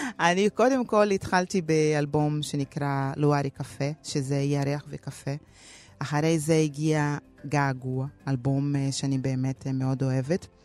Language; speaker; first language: Hebrew; non-native, fluent; Portuguese